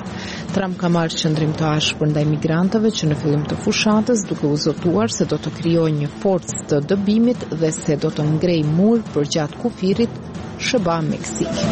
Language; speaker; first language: Albanian; native; Albanian